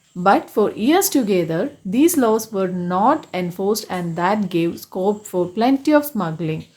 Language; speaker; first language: English; non-native, local second language; Malayalam